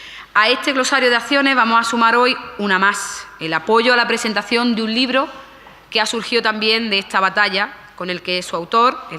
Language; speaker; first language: Spanish; native; Spanish